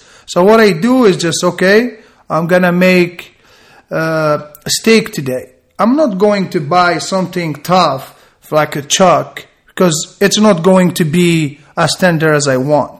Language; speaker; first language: English; non-native, fluent; Arabic